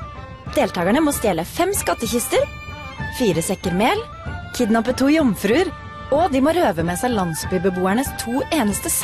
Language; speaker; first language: Norwegian; native; Norwegian